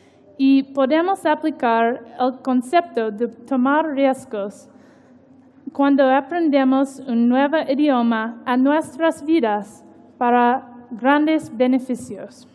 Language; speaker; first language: Spanish; non-native, learner; English